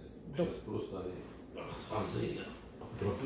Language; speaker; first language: Russian; native; Russian